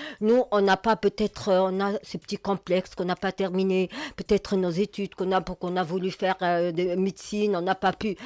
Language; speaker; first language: French; non-native, local second language; Arabic